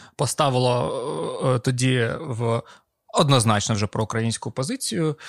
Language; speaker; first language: Ukrainian; non-native, local second language; Russian